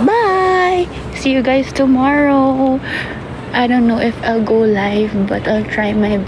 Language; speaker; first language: English; non-native, local second language; Filipino